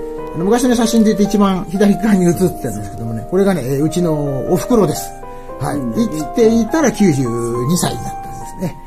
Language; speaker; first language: Japanese; native; Japanese